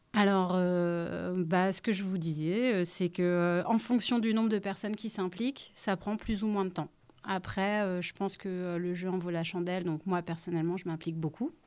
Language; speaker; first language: French; native; French